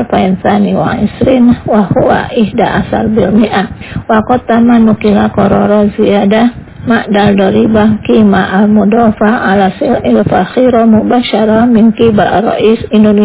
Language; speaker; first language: Arabic; non-native, fluent; Indonesian